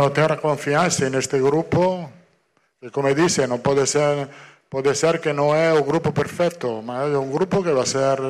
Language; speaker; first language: Portuguese; non-native, fluent; Italian